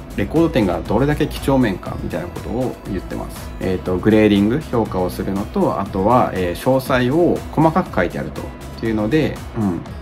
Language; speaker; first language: Japanese; native; Japanese